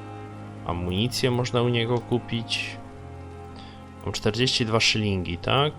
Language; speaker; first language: Polish; native; Polish